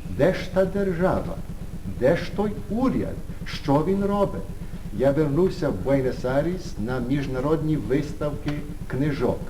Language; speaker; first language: Ukrainian; early bilingual, heritage; Ukrainian